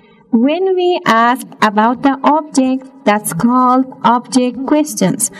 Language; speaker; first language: English; non-native, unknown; Persian